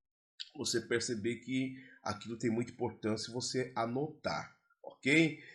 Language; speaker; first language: Portuguese; native; Portuguese